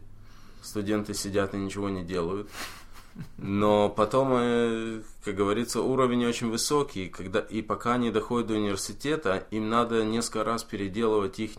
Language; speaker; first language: Russian; early bilingual, heritage; Russian